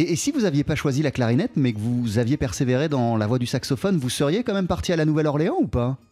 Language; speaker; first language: French; native; French